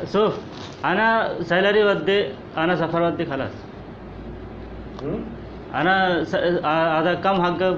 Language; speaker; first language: Arabic; non-native, learner; Hindi